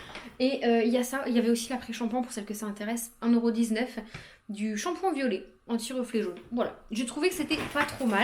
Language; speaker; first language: French; native; French